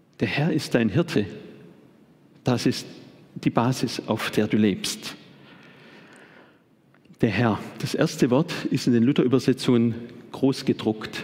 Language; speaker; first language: German; native; German